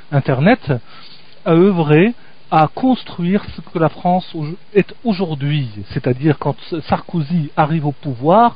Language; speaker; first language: French; native; French